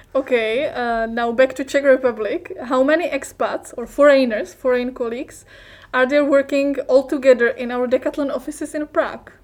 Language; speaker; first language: English; non-native, fluent; Czech